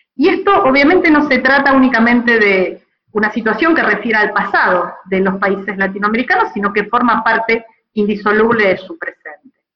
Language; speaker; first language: Spanish; native; Spanish